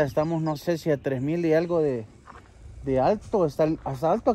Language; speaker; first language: Spanish; native; Spanish